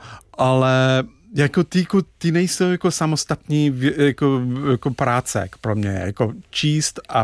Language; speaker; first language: Czech; non-native, fluent; English